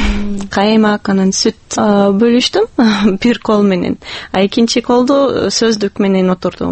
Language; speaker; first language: Kyrgyz; non-native, fluent; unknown